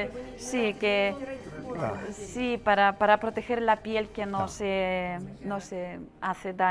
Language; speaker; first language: Spanish; non-native, learner; Russian